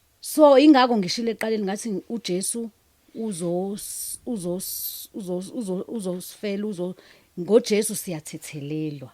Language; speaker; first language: Zulu; native; Zulu